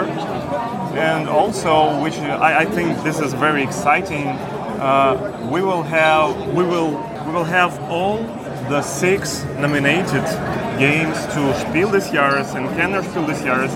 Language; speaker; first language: English; non-native, fluent; Ukrainian